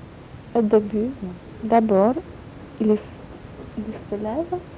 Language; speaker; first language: French; non-native, learner; Polish